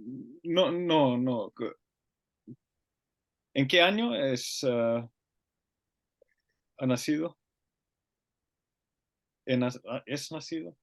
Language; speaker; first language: Spanish; non-native, learner; Finnish